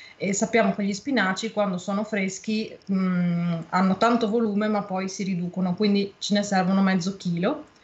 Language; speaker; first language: Italian; native; Italian